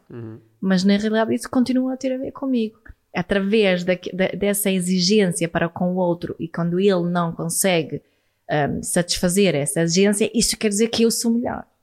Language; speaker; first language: Portuguese; non-native, fluent; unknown